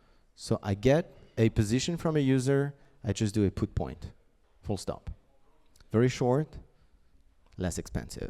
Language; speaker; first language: English; non-native, fluent; French